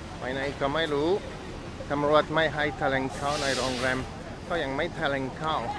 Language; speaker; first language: Thai; non-native, fluent; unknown